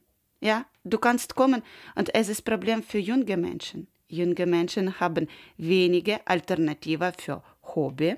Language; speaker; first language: German; non-native, learner; Ukrainian